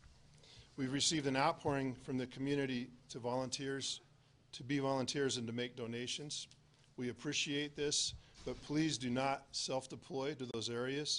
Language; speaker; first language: English; native; English